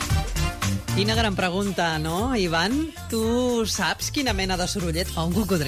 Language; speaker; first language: Catalan; native; Catalan